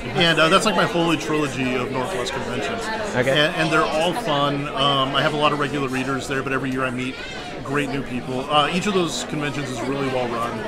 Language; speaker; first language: English; native; English